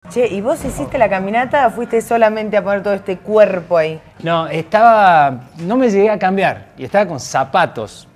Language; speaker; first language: Spanish; native; Spanish